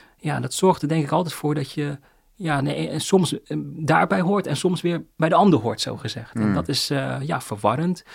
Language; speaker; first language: Dutch; early bilingual, other home language; Cantonese